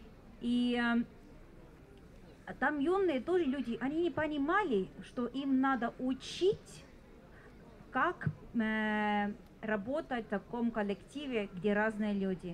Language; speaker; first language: Russian; non-native, fluent; Estonian